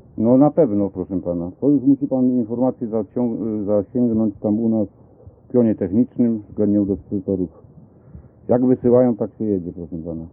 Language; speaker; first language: Polish; native; Polish